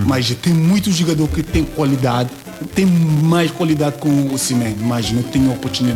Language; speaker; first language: Portuguese; non-native, learner; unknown